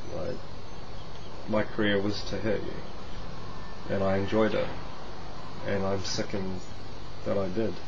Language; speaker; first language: English; native; English